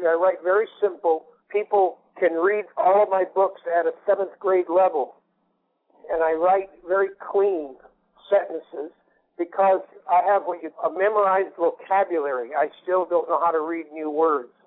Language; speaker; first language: English; early bilingual, other home language; Spanish